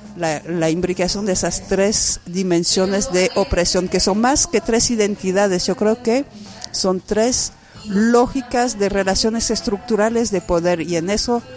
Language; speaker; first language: Spanish; non-native, fluent; French